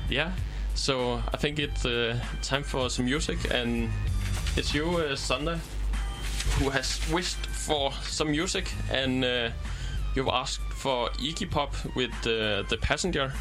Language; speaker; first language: English; non-native, fluent; Romanian